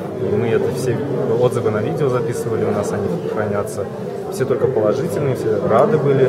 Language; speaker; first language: Russian; native; Russian